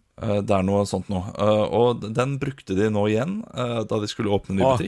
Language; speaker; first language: Norwegian; native; Norwegian